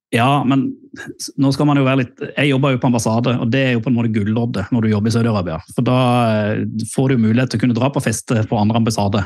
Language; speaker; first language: Norwegian; native; Norwegian